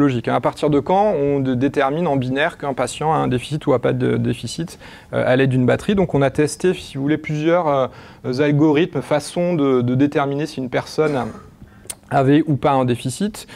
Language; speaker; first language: French; native; French